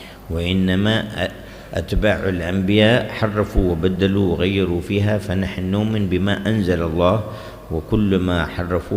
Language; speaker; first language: Arabic; native; Arabic